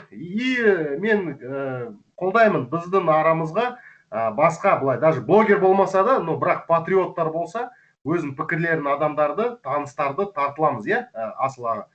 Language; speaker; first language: Kazakh; non-native, local second language; Russian